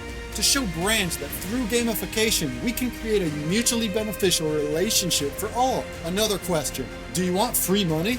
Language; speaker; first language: English; native; English